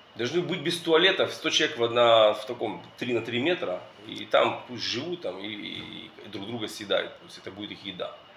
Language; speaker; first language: Russian; early bilingual, heritage; Russian